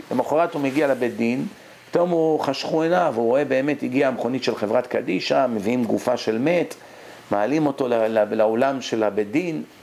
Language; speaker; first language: Hebrew; native; Hebrew